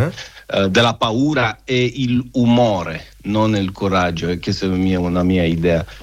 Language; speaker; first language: Italian; non-native, learner; Romanian